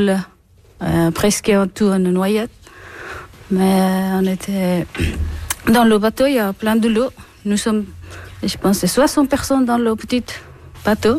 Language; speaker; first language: French; non-native, learner; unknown